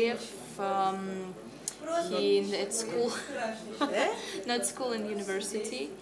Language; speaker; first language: English; non-native, learner; Russian